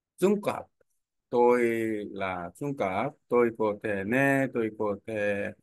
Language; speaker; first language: Vietnamese; non-native, learner; Korean